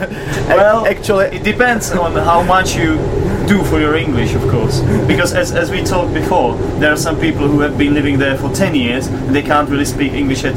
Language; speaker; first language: English; non-native, fluent; Czech